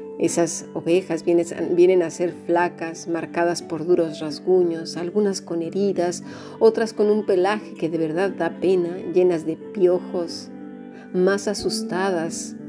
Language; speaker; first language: Spanish; native; Spanish